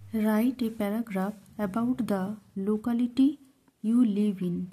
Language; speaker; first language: English; non-native, local second language; Bangla